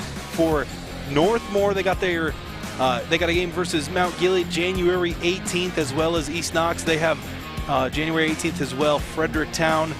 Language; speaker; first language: English; native; English